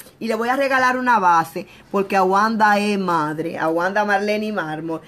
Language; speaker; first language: Spanish; native; Spanish